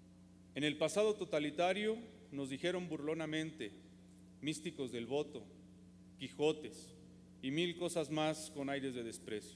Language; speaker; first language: Spanish; native; Spanish